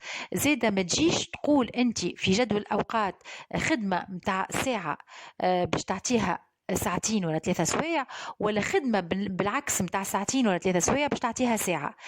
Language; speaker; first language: Arabic; native; Arabic